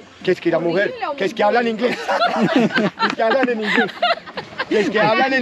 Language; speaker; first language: Spanish; native; Spanish